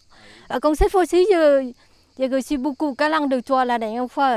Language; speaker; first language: French; non-native, learner; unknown